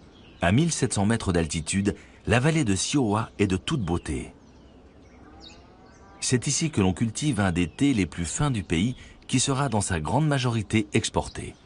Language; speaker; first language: French; native; French